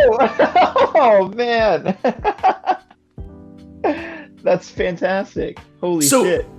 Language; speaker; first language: English; native; English